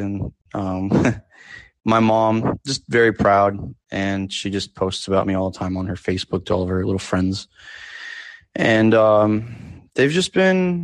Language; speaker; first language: English; native; English